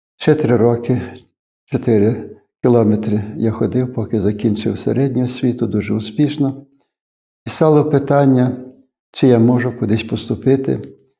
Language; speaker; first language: Ukrainian; native; Ukrainian